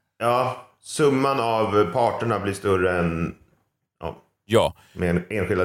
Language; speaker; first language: Swedish; native; Swedish